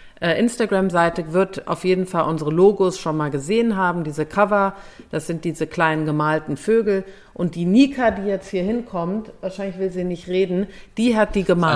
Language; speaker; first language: German; native; German